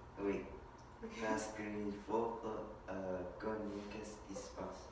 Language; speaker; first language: French; non-native, learner; English